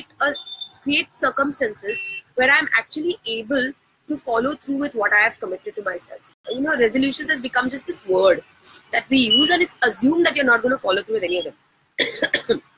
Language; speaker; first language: English; non-native, local second language; Hindi